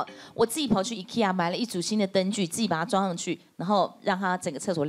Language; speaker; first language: Chinese; native; Chinese